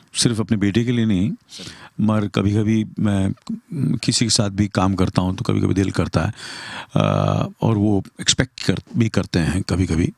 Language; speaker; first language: Hindi; native; Hindi